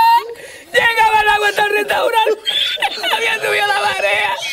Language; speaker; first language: Spanish; native; Spanish